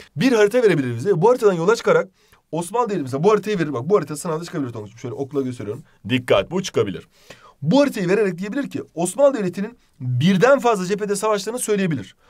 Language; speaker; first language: Turkish; native; Turkish